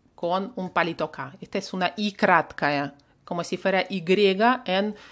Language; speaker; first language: Spanish; non-native, fluent; Russian